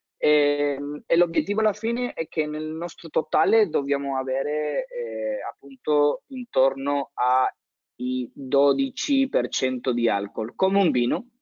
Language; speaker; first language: Italian; non-native, fluent; Spanish